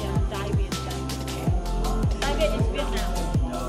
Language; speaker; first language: English; non-native, learner; Khmer